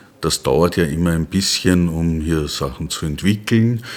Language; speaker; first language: German; native; German